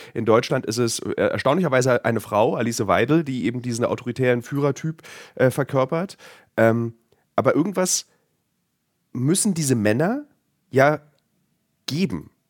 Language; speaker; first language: German; native; German